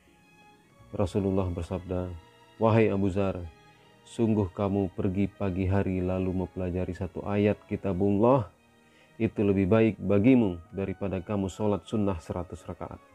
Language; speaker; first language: Indonesian; native; Indonesian